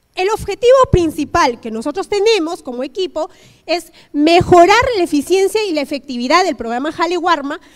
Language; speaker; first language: Spanish; native; Spanish